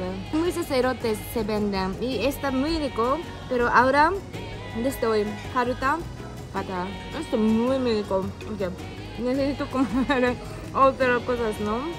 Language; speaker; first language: Spanish; non-native, learner; Japanese